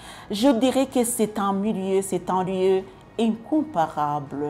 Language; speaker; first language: French; non-native, local second language; Kinyarwanda